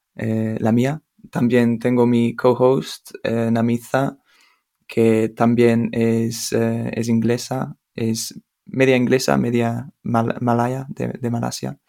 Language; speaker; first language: Spanish; non-native, fluent; English